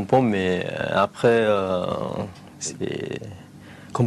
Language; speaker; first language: French; non-native, learner; Japanese